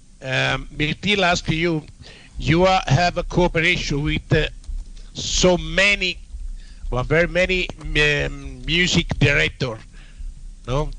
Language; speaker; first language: English; non-native, learner; Italian